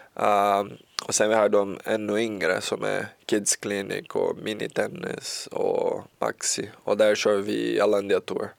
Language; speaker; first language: Swedish; non-native, learner; Portuguese